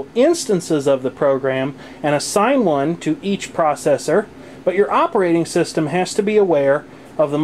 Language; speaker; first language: English; native; English